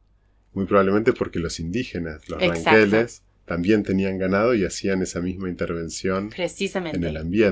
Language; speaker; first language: Spanish; native; Spanish